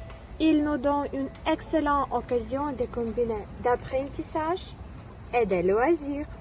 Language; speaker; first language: French; non-native, learner; Ukrainian